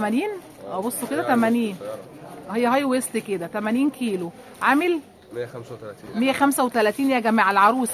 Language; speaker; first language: Arabic; native; Arabic